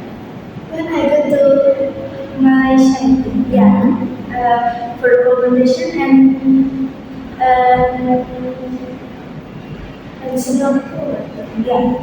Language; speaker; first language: English; non-native, learner; Indonesian